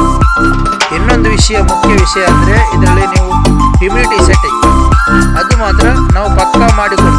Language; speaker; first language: Kannada; native; Kannada